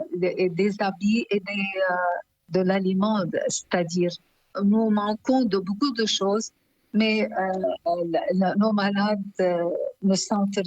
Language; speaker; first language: French; non-native, local second language; Arabic